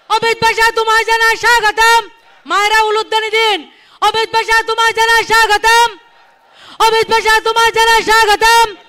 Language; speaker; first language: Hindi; non-native, local second language; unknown